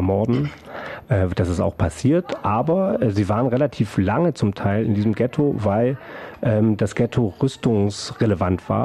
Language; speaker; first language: German; native; German